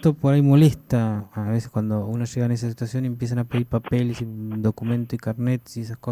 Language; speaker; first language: Spanish; native; Spanish